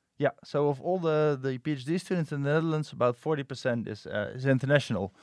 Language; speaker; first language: English; non-native, fluent; Dutch